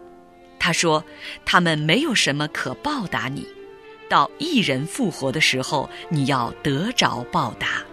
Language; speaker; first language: Chinese; native; Chinese